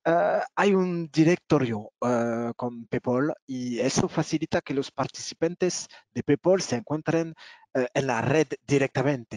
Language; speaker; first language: Spanish; non-native, fluent; French